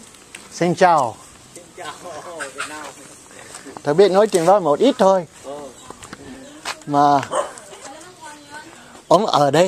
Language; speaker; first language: Vietnamese; non-native, learner; English